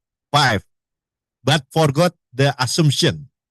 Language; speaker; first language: English; non-native, learner; Indonesian